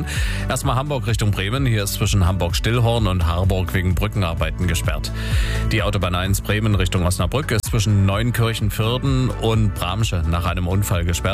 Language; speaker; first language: German; native; German